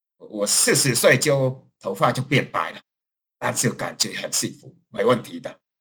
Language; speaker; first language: Chinese; non-native, fluent; Vietnamese